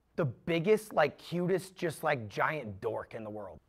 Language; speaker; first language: English; native; English